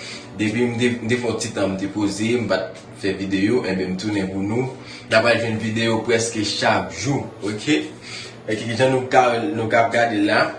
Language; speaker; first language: French; non-native, learner; Haitian Creole